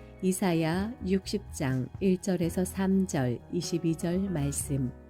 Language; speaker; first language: Korean; native; Korean